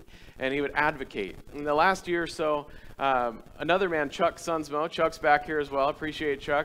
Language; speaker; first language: English; native; English